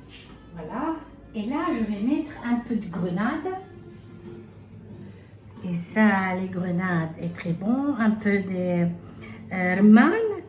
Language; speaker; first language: French; non-native, fluent; Arabic